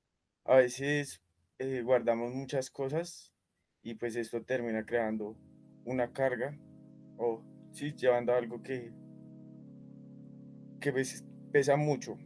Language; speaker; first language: Spanish; native; Spanish